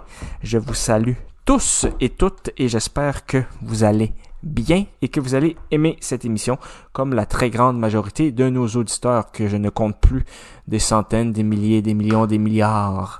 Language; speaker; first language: French; native; French